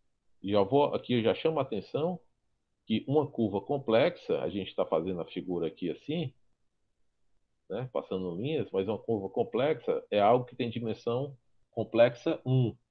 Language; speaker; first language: Portuguese; native; Portuguese